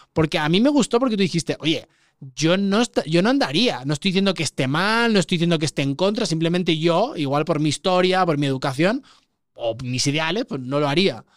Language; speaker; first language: Spanish; native; Spanish